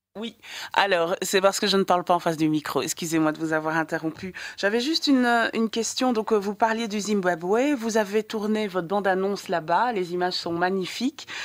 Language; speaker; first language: French; native; French